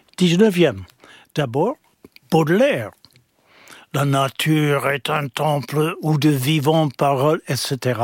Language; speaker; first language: French; non-native, fluent; English